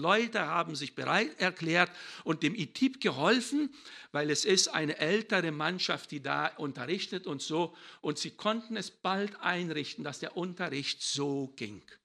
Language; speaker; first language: German; early bilingual, heritage; German